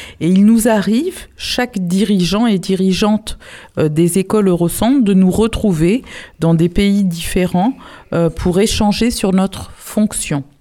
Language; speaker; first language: French; native; French